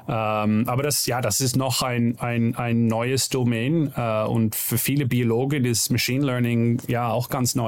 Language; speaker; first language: German; non-native, learner; Dutch